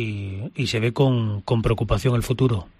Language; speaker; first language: Spanish; native; Spanish